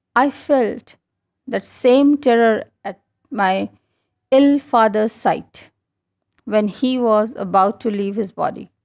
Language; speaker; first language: English; non-native, local second language; Hindi